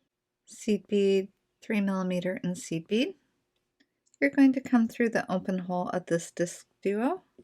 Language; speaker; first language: English; native; English